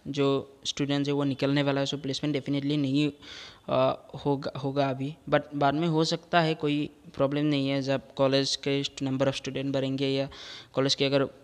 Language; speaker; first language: Hindi; non-native, local second language; Assamese